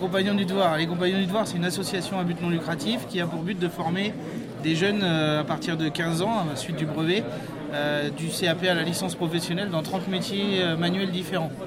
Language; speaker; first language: French; native; French